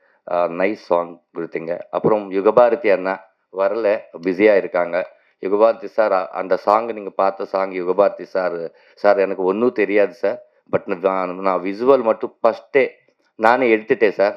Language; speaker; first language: Tamil; non-native, learner; Telugu